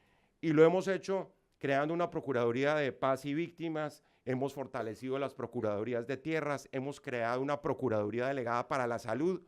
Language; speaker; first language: Spanish; native; Spanish